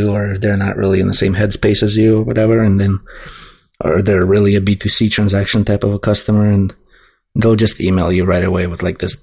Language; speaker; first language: English; non-native, fluent; Russian